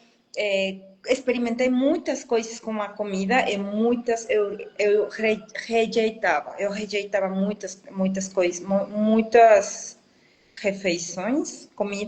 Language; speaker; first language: Portuguese; non-native, fluent; Spanish